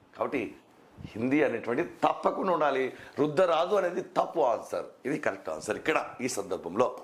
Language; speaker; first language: Telugu; non-native, local second language; Kannada